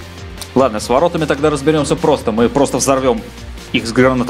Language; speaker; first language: Russian; native; Russian